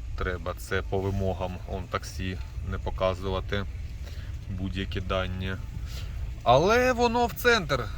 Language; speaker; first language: Ukrainian; non-native, local second language; Russian